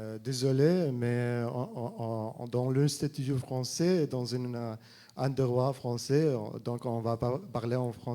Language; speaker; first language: French; non-native, fluent; Arabic